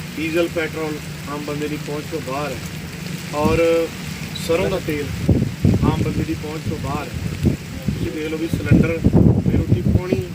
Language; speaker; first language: Hindi; non-native, local second language; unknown